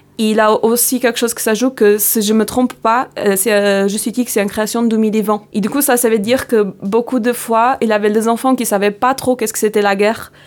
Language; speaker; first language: French; non-native, fluent; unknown